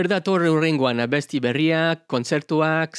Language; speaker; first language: Basque; non-native, learner; English